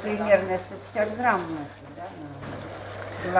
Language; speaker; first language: Russian; native; Russian